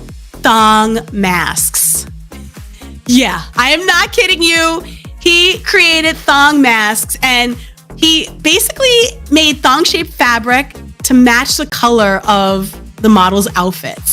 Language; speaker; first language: English; native; English